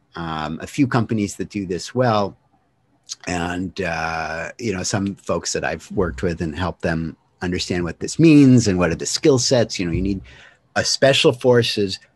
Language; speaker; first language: English; native; English